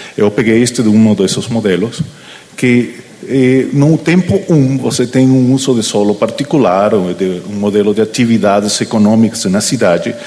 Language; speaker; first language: Portuguese; non-native, learner; Spanish